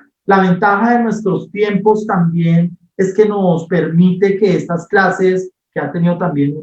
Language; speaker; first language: Spanish; native; Spanish